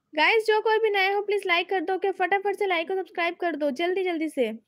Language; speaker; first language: Hindi; non-native, local second language; Bangla